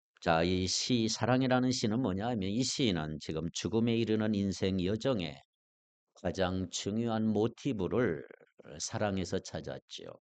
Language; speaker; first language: Korean; native; Korean